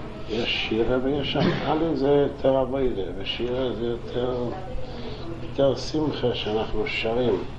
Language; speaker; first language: Hebrew; non-native, local second language; Yiddish